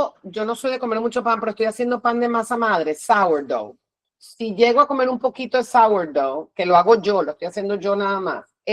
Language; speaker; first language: Spanish; native; Spanish